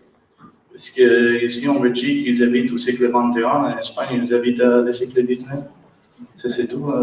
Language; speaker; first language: French; non-native, learner; Catalan